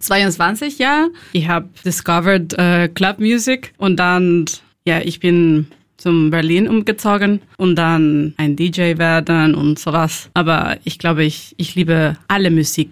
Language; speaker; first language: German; non-native, learner; Spanish